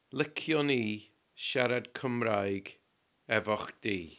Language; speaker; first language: Welsh; non-native, learner; English